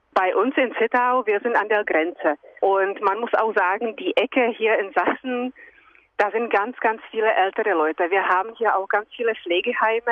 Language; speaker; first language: German; non-native, fluent; Czech